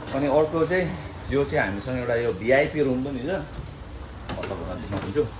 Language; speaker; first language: Nepali; native; Nepali